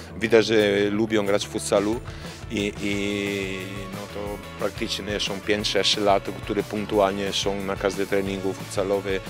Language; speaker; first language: Polish; non-native, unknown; Italian